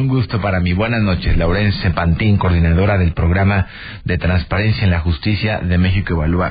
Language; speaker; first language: Spanish; native; Spanish